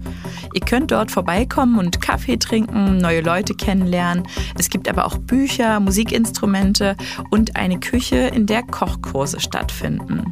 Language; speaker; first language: German; native; German